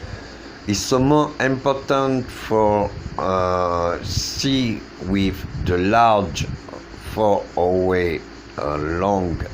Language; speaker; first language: English; non-native, learner; French